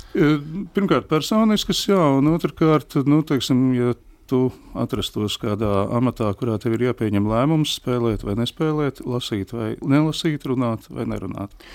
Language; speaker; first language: Latvian; native; Latvian